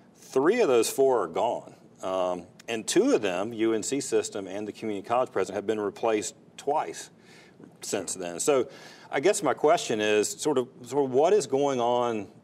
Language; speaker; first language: English; native; English